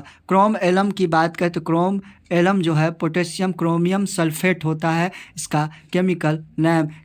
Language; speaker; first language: Hindi; native; Hindi